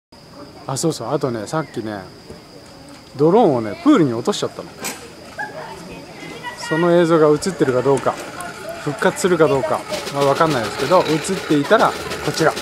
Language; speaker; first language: Japanese; native; Japanese